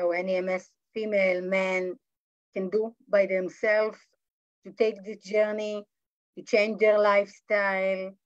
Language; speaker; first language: English; non-native, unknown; Hebrew